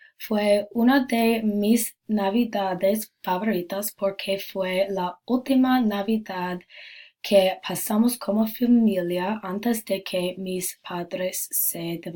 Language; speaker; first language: Spanish; non-native, learner; English